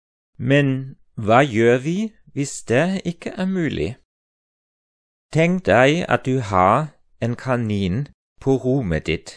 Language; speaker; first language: Norwegian; non-native, fluent; German